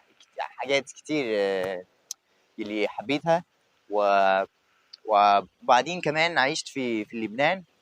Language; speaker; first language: Arabic; non-native, fluent; French